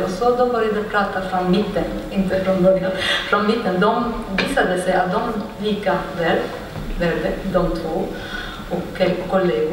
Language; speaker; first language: Swedish; non-native, fluent; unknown